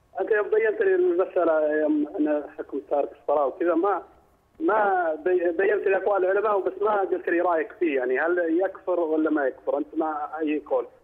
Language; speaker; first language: Arabic; native; Arabic